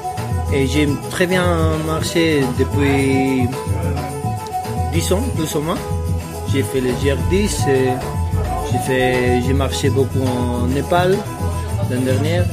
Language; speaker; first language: French; non-native, learner; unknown